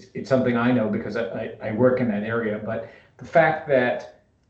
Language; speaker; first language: English; native; English